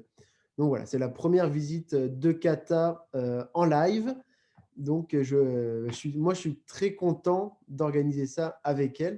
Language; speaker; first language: French; native; French